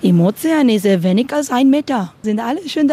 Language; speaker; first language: German; non-native, learner; Spanish